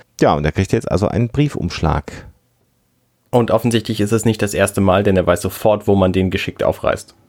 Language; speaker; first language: German; native; German